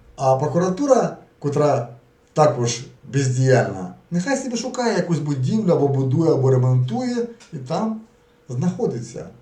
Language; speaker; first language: Ukrainian; native; Ukrainian